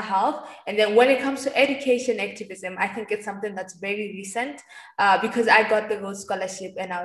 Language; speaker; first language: English; non-native, local second language; Tswana